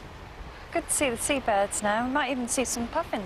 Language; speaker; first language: English; native; English